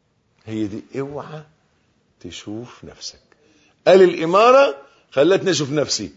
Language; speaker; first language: Arabic; native; Arabic